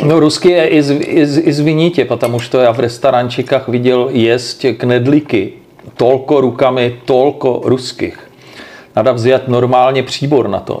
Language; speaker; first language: Russian; non-native, learner; Czech